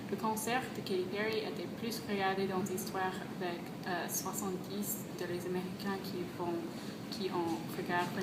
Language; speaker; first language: French; non-native, learner; English